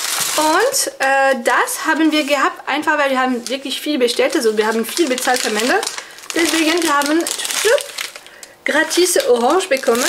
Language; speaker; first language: German; non-native, fluent; French